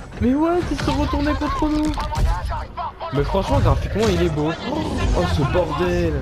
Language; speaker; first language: French; native; French